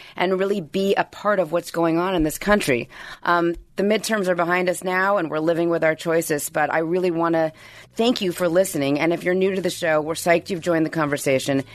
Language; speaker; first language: English; native; English